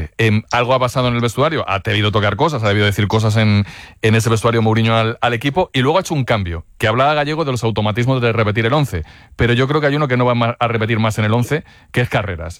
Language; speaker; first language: Spanish; native; Spanish